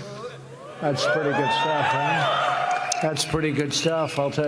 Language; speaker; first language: English; native; English